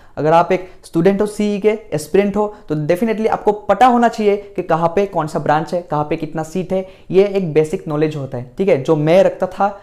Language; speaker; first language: Hindi; non-native, local second language; Assamese